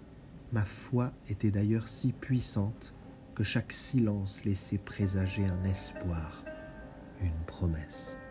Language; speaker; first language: French; native; French